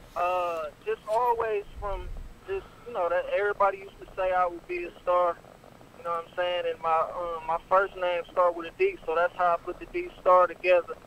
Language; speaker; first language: English; native; English